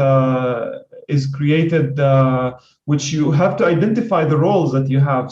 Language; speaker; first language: English; non-native, fluent; Arabic